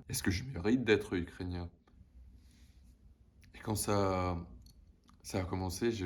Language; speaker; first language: French; non-native, fluent; Russian